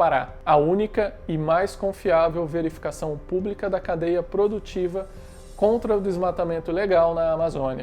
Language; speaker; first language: Portuguese; native; Portuguese